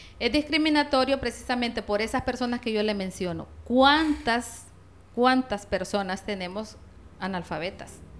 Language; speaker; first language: Spanish; native; Spanish